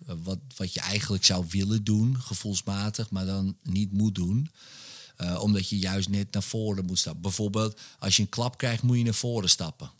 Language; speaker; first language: Dutch; native; Dutch